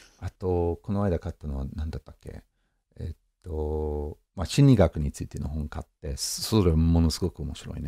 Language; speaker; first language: Japanese; non-native, fluent; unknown